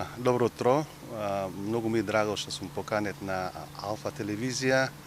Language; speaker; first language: Macedonian; non-native, fluent; Vietnamese